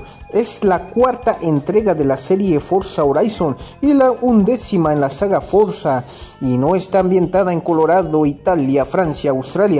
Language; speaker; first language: Spanish; native; Spanish